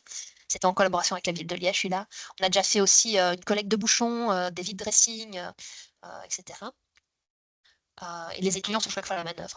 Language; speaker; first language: French; native; French